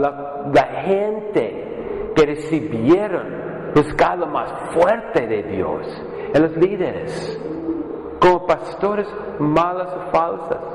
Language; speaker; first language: Spanish; non-native, fluent; English